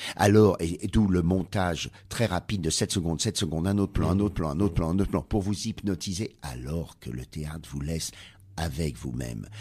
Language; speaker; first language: French; native; French